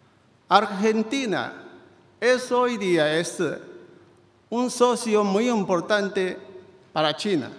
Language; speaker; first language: Spanish; non-native, fluent; Chinese